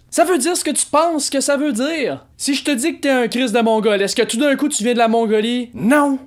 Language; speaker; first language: French; native; French